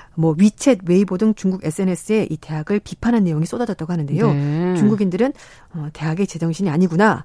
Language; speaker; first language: Korean; native; Korean